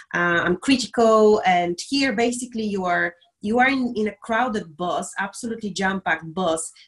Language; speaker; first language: English; non-native, fluent; Bulgarian